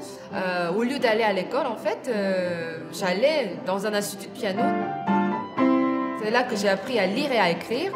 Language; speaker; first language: French; non-native, fluent; Korean